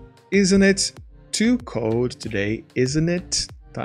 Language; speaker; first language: English; non-native, fluent; Portuguese